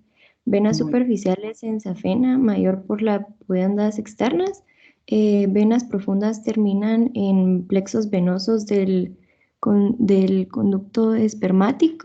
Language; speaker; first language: Spanish; native; Spanish